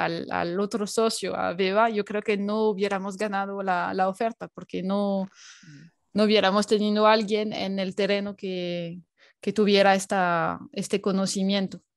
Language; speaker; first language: Spanish; non-native, fluent; French